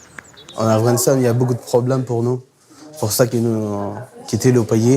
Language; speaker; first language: French; non-native, learner; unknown